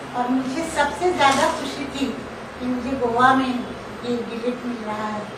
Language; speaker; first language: Hindi; non-native, local second language; Marathi